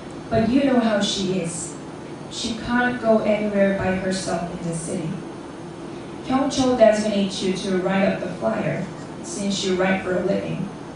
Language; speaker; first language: English; non-native, fluent; Korean